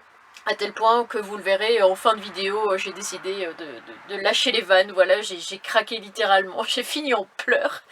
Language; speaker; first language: French; native; French